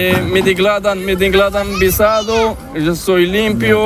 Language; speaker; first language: Spanish; non-native, learner; Arabic